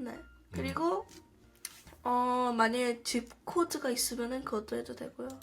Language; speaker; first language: Korean; early bilingual, heritage; Korean